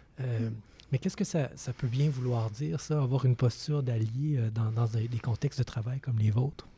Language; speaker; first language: French; native; French